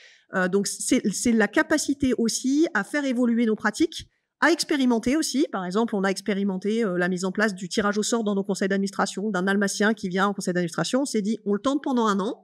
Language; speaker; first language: French; native; French